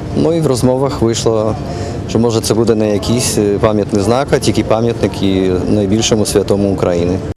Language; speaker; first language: Ukrainian; early bilingual, heritage; Ukrainian